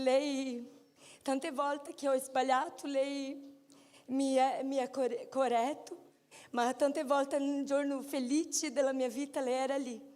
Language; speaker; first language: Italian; non-native, fluent; Portuguese